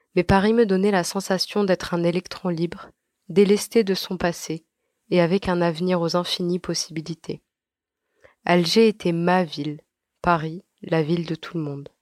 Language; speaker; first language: French; non-native, local second language; Arabic